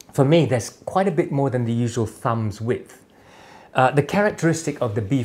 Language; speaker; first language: English; native; English